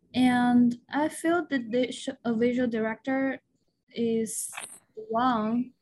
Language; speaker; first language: English; non-native, fluent; Chinese